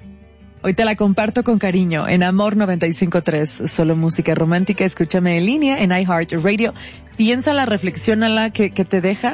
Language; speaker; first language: Spanish; native; Spanish